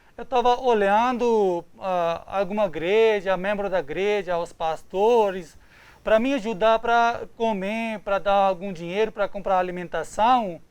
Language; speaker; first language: Portuguese; non-native, learner; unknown